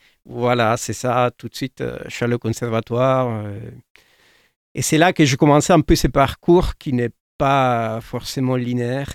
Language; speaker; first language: French; non-native, fluent; Italian